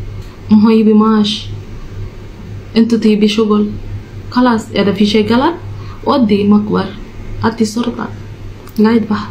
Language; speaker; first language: Arabic; non-native, learner; Telugu